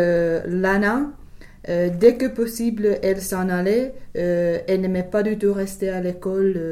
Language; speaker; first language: French; non-native, learner; English